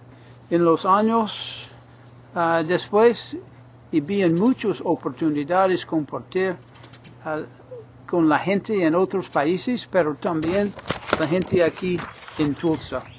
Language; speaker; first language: Spanish; non-native, fluent; English